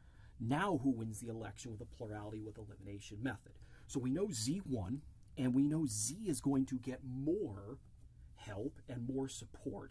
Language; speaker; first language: English; native; English